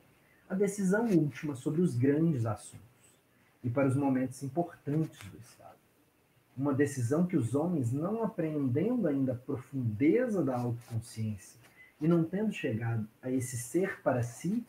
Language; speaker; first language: Portuguese; native; Portuguese